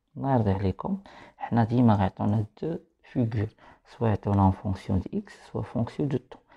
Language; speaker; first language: French; non-native, local second language; Arabic